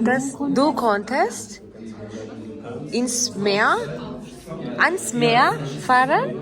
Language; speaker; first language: German; non-native, learner; Malayalam